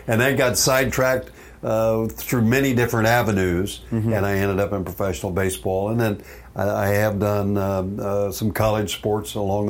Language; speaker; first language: English; native; English